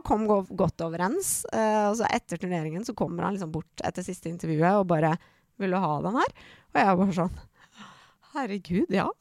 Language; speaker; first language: Norwegian; early bilingual, other home language; Persian